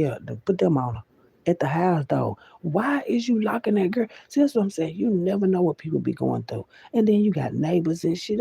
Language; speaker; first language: English; native; English